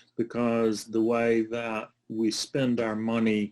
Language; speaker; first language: English; native; English